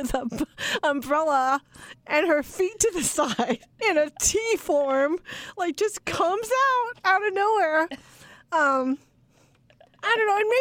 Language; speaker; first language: English; native; English